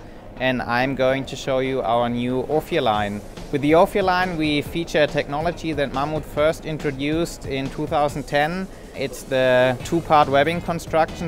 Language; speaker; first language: English; non-native, fluent; German